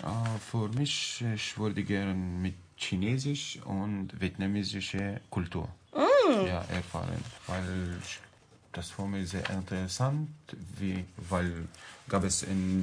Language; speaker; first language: German; non-native, learner; Arabic